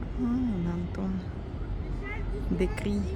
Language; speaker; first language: French; non-native, fluent; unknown